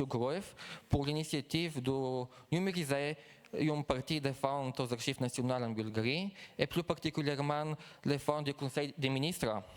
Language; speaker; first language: French; non-native, fluent; Bulgarian